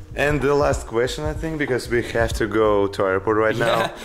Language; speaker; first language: English; non-native, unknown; Russian